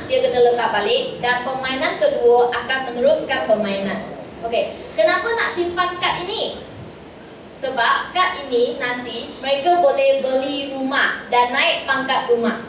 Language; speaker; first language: Malay; non-native, local second language; Chinese